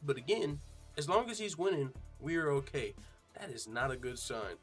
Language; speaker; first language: English; native; English